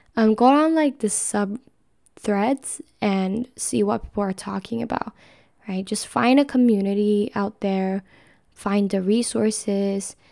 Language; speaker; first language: English; non-native, fluent; Chinese